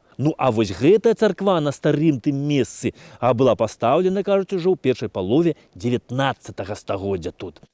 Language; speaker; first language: Belarusian; native; Belarusian